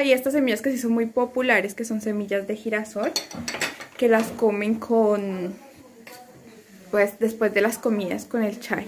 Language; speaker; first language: Spanish; native; Spanish